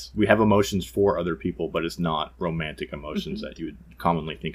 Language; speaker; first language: English; native; English